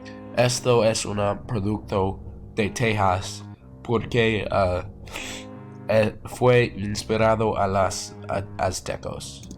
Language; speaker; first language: Spanish; non-native, learner; English